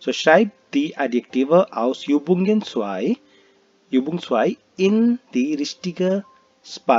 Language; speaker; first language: German; non-native, fluent; Hindi